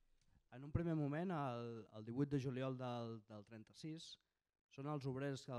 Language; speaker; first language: Catalan; native; Catalan